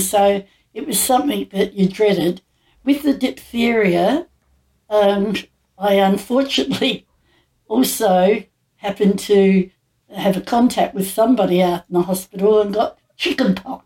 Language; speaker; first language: English; native; English